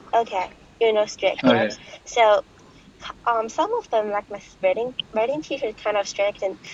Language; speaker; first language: English; non-native, fluent; Chinese